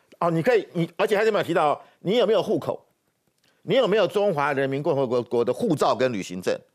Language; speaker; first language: Chinese; native; Chinese